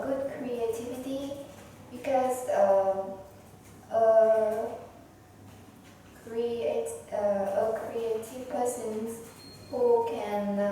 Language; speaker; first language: English; non-native, learner; Vietnamese